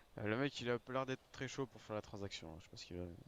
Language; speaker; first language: French; native; French